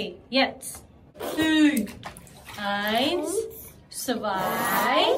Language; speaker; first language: German; non-native, learner; Filipino